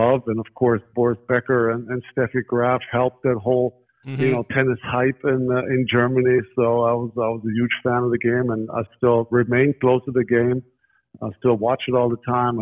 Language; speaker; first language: English; non-native, fluent; German